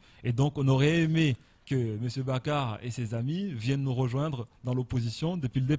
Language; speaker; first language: French; non-native, local second language; Comorian